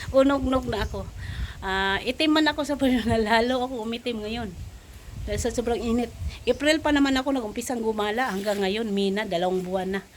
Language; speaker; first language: Filipino; non-native, local second language; Cebuano